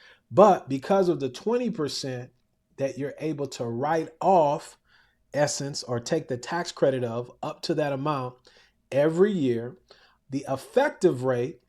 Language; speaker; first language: English; native; English